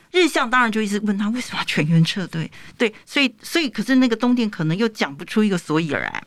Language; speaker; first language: Chinese; native; Chinese